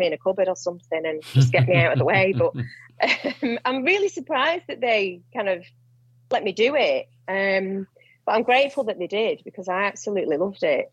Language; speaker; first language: English; native; English